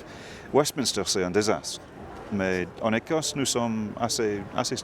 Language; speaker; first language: French; non-native, fluent; English